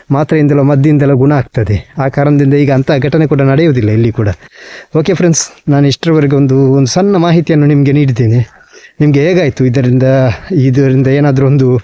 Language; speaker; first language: Kannada; non-native, local second language; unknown